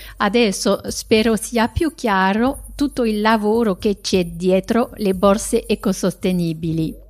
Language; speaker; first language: Italian; non-native, fluent; French